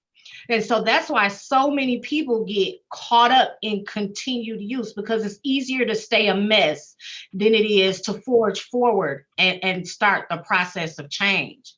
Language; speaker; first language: English; native; English